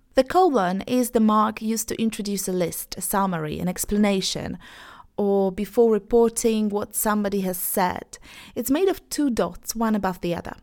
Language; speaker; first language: English; non-native, fluent; Polish